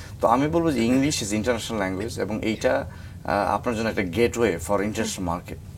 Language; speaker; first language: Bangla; native; Bangla